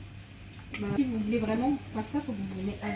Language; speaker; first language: French; native; French